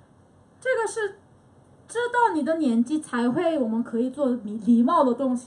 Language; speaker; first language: Chinese; non-native, fluent; Korean